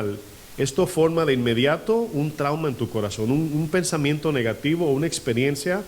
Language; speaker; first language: Spanish; native; Spanish